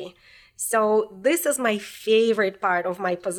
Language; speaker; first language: English; non-native, fluent; Russian